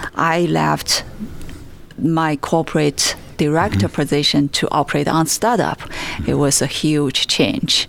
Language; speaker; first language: English; non-native, fluent; Chinese